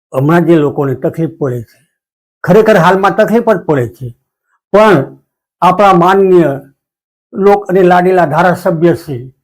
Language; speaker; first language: Gujarati; native; Gujarati